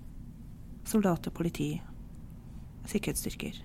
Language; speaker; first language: Norwegian; non-native, fluent; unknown